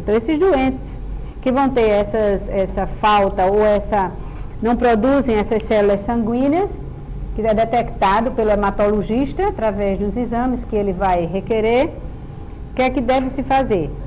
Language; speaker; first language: Portuguese; native; Portuguese